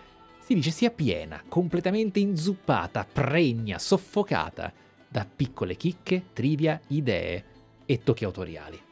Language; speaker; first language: Italian; native; Italian